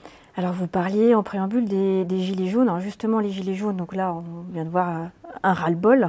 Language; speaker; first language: French; native; French